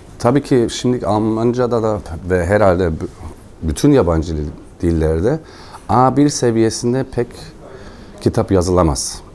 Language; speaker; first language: Turkish; non-native, fluent; German